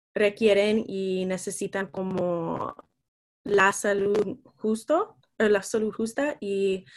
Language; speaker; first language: Spanish; non-native, fluent; English